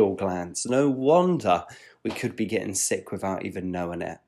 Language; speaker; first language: English; native; English